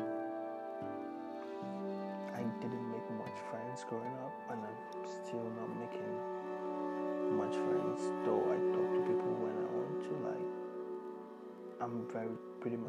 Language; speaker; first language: English; non-native, local second language; Igbo